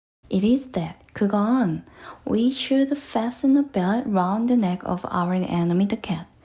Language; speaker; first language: English; non-native, fluent; Korean